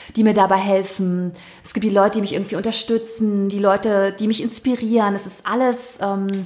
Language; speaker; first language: German; native; German